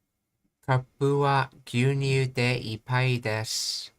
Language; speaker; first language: Japanese; non-native, learner; English